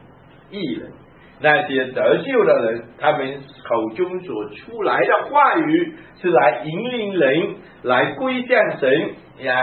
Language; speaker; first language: Chinese; native; Chinese